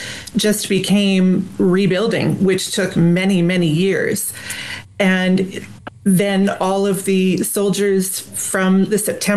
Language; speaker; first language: English; native; English